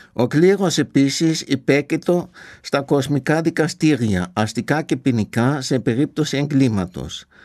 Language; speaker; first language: Greek; non-native, fluent; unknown